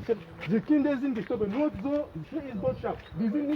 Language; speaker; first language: German; non-native, learner; French